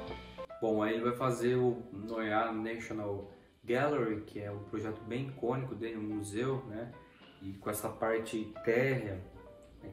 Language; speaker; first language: Portuguese; native; Portuguese